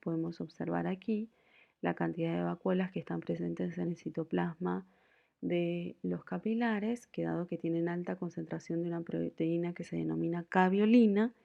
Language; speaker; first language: Spanish; native; Spanish